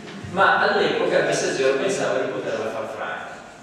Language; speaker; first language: Italian; native; Italian